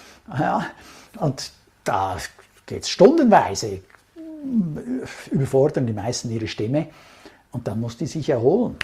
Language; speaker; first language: German; native; German